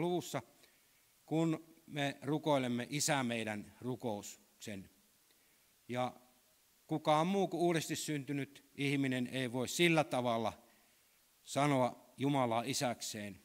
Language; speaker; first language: Finnish; native; Finnish